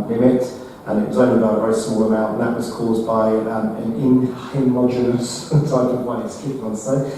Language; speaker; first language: English; native; English